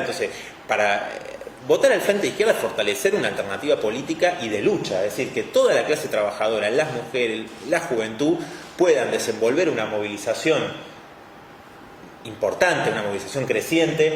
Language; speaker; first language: Spanish; native; Spanish